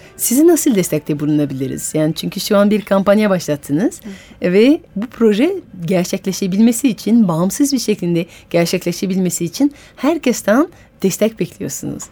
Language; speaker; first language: Turkish; non-native, fluent; French